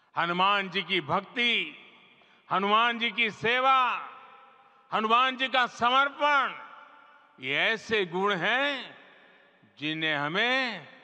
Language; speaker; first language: Hindi; non-native, local second language; Gujarati